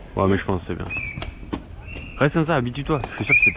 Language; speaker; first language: French; native; French